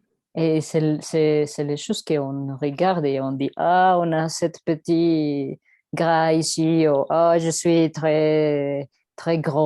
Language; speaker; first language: French; non-native, learner; Spanish